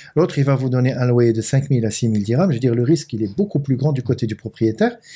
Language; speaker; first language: French; non-native, local second language; Arabic